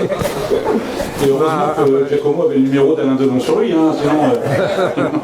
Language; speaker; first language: French; native; French